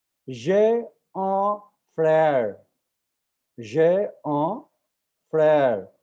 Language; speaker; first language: French; non-native, learner; Hindi